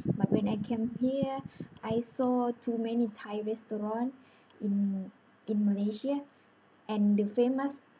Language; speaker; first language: English; non-native, learner; Thai